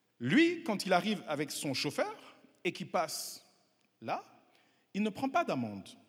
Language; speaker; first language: French; non-native, local second language; Kinyarwanda